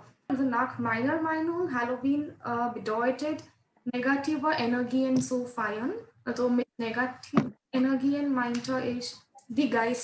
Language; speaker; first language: German; non-native, learner; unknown